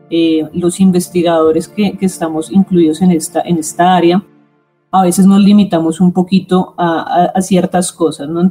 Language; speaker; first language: Spanish; native; Spanish